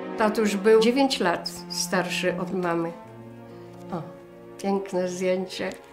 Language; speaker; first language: Polish; native; Polish